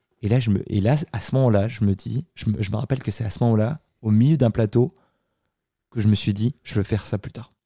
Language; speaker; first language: French; early bilingual, other home language; Arabic